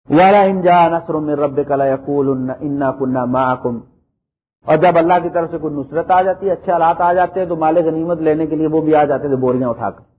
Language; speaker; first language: Urdu; native; Urdu